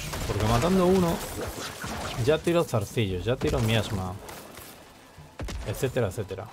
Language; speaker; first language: Spanish; native; Spanish